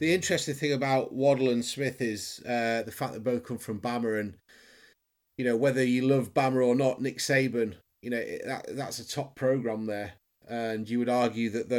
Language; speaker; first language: English; native; English